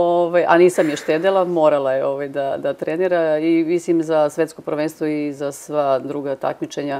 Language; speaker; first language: Serbian; native; Serbian